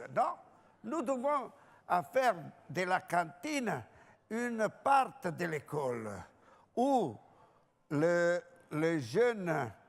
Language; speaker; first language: French; non-native, fluent; Italian